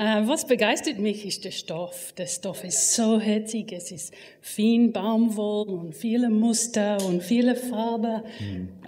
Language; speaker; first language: German; non-native, learner; English